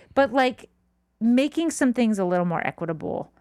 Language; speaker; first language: English; native; English